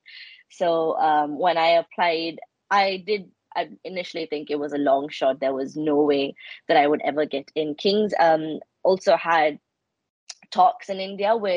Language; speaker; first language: English; non-native, local second language; Malayalam